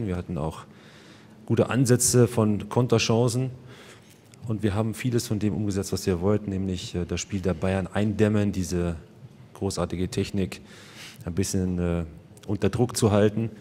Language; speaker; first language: German; native; German